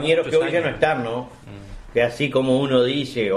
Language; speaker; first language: Spanish; native; Spanish